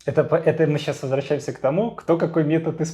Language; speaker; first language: Russian; native; Russian